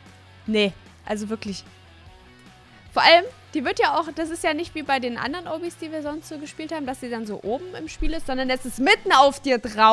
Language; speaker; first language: German; native; German